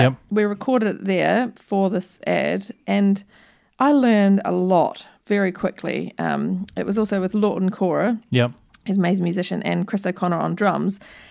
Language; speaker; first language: English; native; English